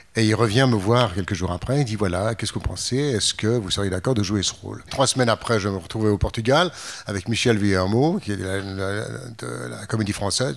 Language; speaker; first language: French; native; French